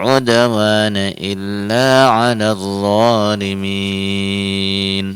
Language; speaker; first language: Arabic; non-native, fluent; Indonesian